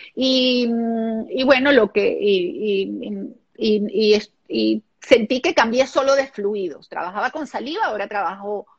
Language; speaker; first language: Spanish; non-native, local second language; German